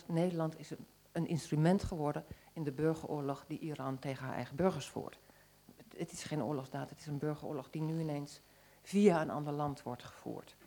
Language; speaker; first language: Dutch; native; Dutch